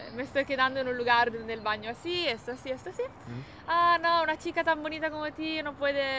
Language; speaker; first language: Spanish; non-native, learner; Italian